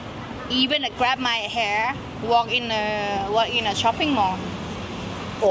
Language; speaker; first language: English; non-native, learner; Thai